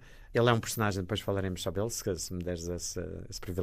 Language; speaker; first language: Portuguese; native; Portuguese